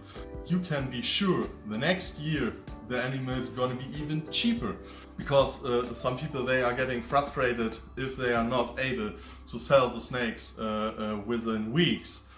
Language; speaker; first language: English; non-native, fluent; German